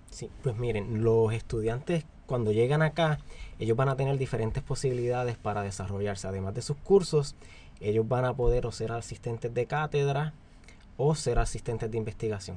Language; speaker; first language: Spanish; native; Spanish